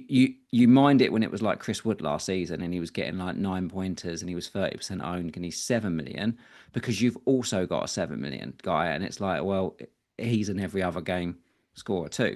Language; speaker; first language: English; native; English